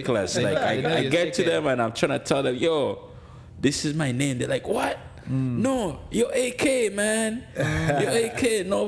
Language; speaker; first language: English; non-native, local second language; Ganda